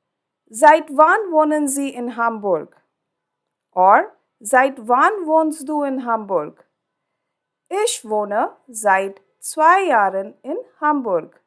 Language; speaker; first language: German; non-native, fluent; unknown